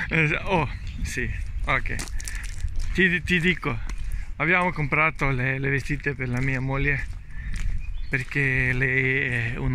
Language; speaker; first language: Italian; non-native, learner; Slovenian